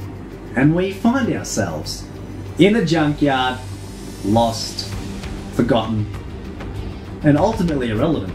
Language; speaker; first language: English; native; English